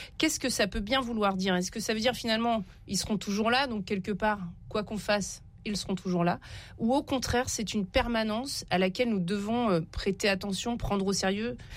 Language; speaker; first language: French; native; French